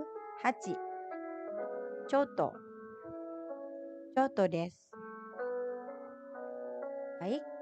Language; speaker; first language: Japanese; non-native, fluent; Indonesian